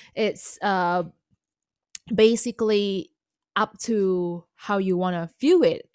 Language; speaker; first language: English; non-native, fluent; Indonesian